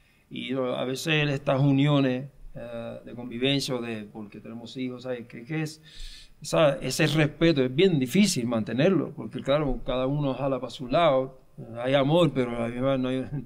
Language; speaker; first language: Spanish; early bilingual, heritage; Spanish